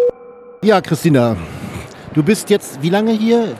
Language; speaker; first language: German; native; German